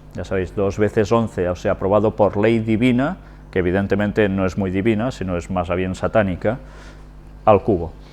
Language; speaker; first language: Spanish; non-native, local second language; Catalan